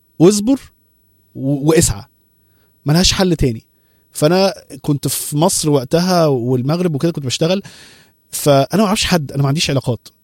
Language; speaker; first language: Arabic; early bilingual, heritage; Arabic